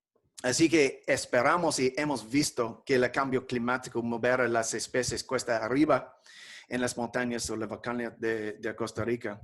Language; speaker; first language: Spanish; non-native, fluent; English